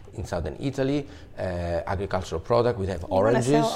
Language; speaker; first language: English; non-native, fluent; Italian